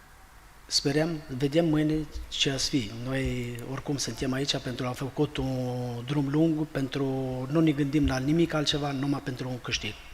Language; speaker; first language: Romanian; non-native, fluent; Albanian